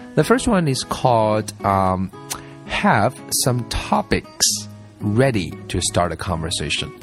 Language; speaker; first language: English; non-native, fluent; Chinese